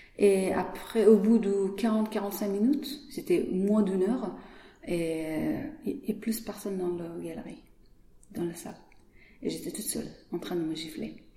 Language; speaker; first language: French; non-native, learner; Persian